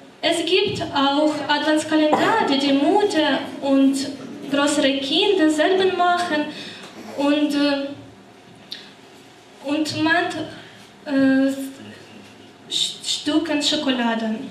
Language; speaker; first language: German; non-native, learner; Ukrainian